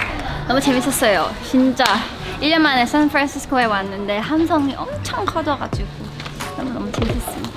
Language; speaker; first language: Korean; non-native, fluent; Thai